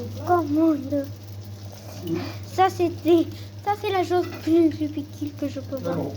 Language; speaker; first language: French; non-native, learner; Spanish